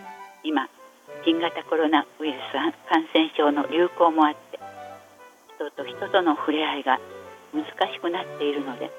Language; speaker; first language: Japanese; native; Japanese